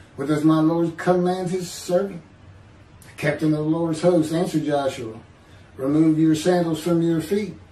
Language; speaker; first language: English; native; English